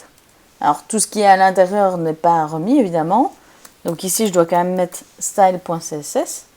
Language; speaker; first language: French; native; French